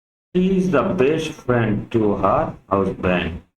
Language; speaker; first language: English; non-native, local second language; Bangla